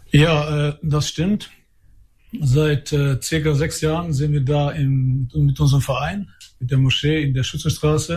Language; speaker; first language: German; early bilingual, other home language; Albanian